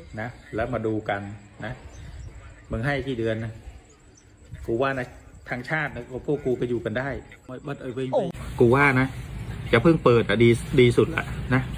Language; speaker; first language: Thai; native; Thai